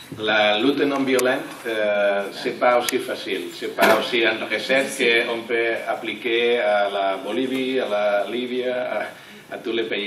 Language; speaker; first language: French; non-native, learner; Catalan